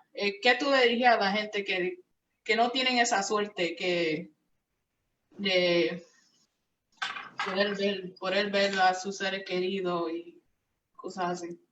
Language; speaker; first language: Spanish; early bilingual, heritage; Spanish